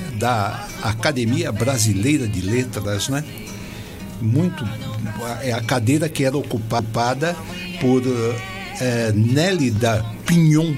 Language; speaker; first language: Portuguese; native; Portuguese